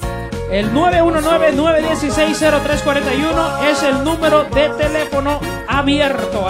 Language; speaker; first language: Spanish; native; Spanish